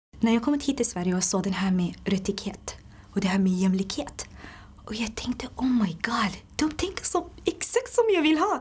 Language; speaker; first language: Swedish; non-native, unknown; Somali